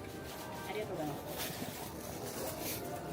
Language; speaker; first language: Japanese; native; Japanese